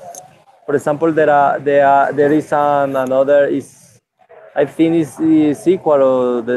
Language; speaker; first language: English; non-native, learner; Spanish